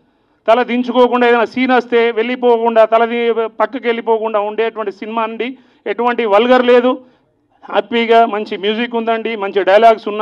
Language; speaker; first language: Telugu; native; Telugu